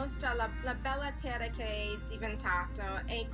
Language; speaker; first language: Italian; non-native, learner; English